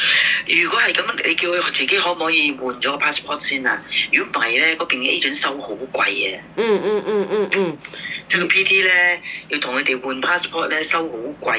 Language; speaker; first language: Cantonese; native; Cantonese